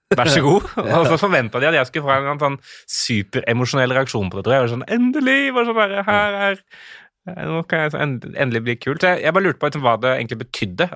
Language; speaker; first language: Norwegian; native; Norwegian